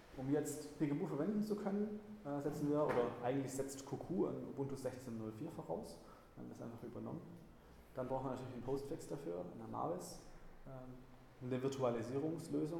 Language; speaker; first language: German; native; German